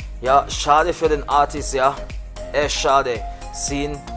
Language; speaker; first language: German; non-native, fluent; English